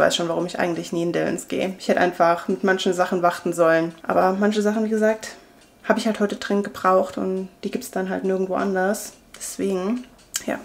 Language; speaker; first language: German; native; German